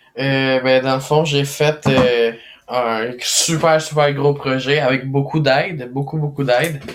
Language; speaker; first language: French; non-native, fluent; Spanish